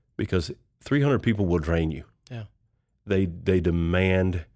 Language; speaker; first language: English; native; English